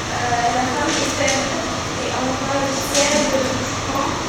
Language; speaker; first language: French; non-native, learner; Arabic